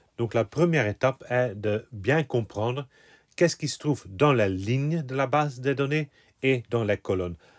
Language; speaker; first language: French; non-native, local second language; Dutch